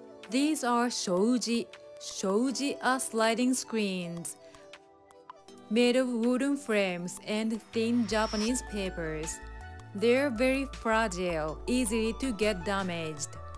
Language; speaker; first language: English; non-native, fluent; Japanese